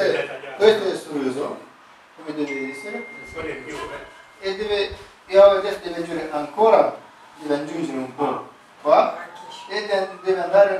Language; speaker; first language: Italian; non-native, fluent; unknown